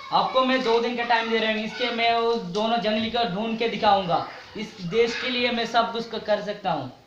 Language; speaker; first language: Hindi; non-native, local second language; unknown